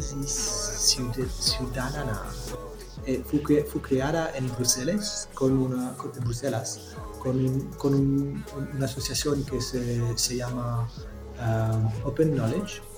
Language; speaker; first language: Spanish; non-native, learner; French